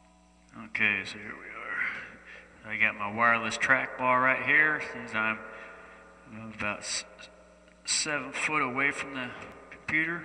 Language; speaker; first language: English; native; English